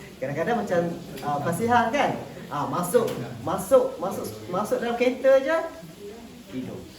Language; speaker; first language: Malay; native; Malay